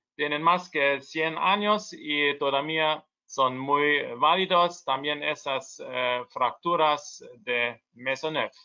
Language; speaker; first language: Spanish; non-native, learner; German